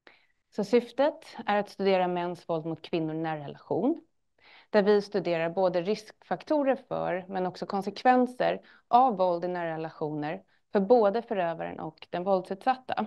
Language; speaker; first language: Swedish; native; Swedish